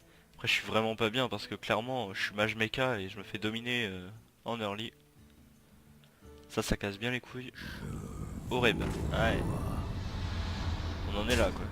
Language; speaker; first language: French; native; French